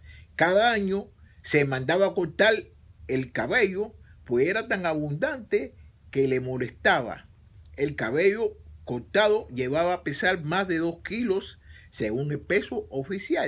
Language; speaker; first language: Spanish; native; Spanish